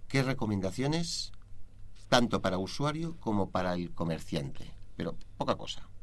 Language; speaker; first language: Spanish; native; Spanish